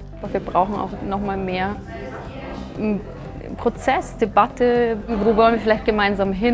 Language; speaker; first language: German; native; German